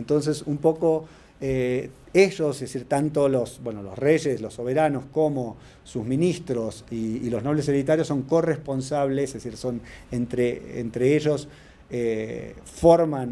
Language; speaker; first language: Spanish; native; Spanish